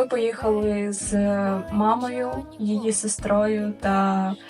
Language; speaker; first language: Polish; non-native, learner; Ukrainian